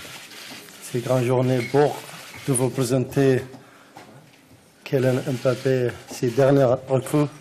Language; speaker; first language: French; non-native, learner; Arabic